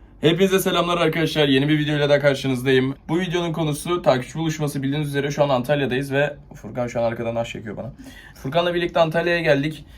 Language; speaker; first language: Turkish; native; Turkish